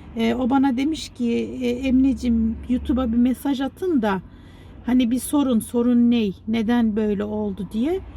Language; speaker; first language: Turkish; native; Turkish